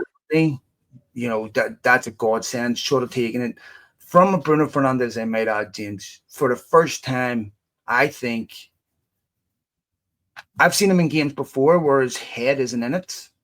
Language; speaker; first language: English; native; English